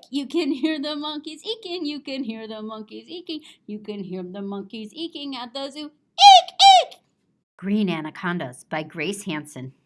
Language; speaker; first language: English; native; English